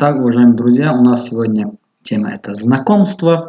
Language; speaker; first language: Russian; non-native, local second language; Tajik